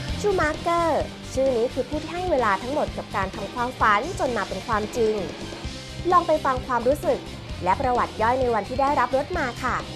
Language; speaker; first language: Thai; native; Thai